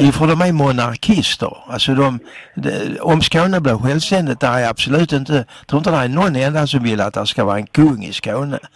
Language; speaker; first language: Swedish; native; Swedish